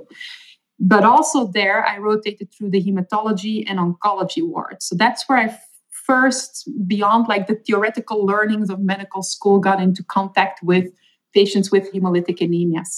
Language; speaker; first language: English; non-native, fluent; Dutch